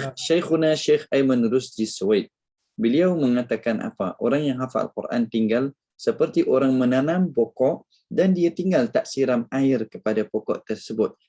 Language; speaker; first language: Malay; non-native, fluent; Arabic